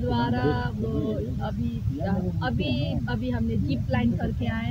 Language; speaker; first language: Hindi; non-native, learner; Nepali